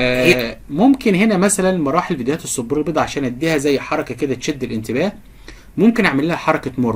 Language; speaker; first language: Arabic; native; Arabic